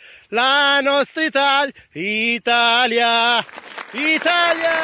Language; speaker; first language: Italian; non-native, learner; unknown